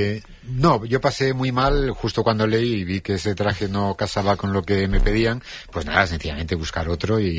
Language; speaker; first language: Spanish; native; Spanish